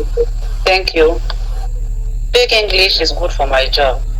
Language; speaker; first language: English; non-native, learner; French